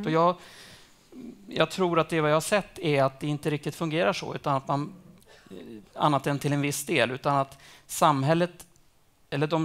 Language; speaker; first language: Swedish; native; Swedish